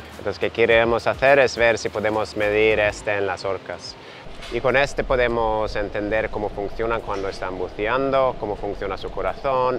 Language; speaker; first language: Spanish; non-native, fluent; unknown